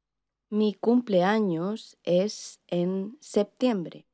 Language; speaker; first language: Spanish; non-native, learner; English